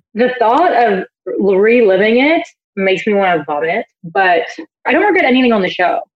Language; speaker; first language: English; native; English